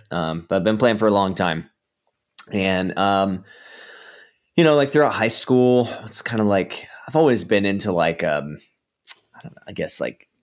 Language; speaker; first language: English; native; English